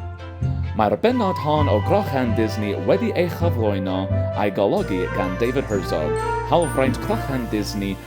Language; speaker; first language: Welsh; non-native, fluent; English